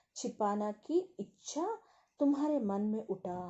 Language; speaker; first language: Hindi; non-native, local second language; Telugu